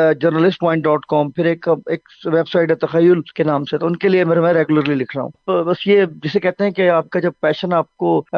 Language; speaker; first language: Urdu; non-native, local second language; Saraiki